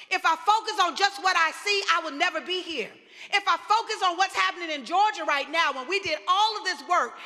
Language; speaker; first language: English; native; English